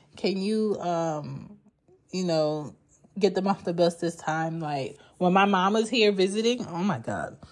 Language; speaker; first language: English; native; English